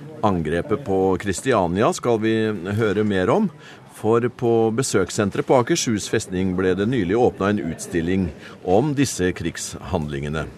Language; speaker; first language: Norwegian; native; Norwegian